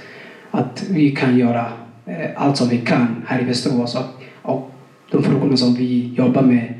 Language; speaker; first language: Swedish; non-native, fluent; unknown